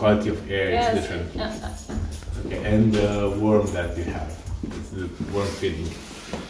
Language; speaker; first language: English; non-native, learner; Romanian